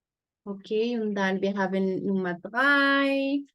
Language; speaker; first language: German; non-native, fluent; Spanish